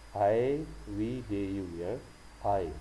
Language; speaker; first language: English; non-native, learner; Indonesian